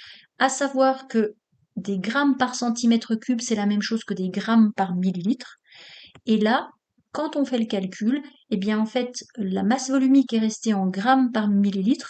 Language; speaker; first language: French; native; French